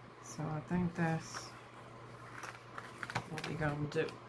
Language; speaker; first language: English; native; English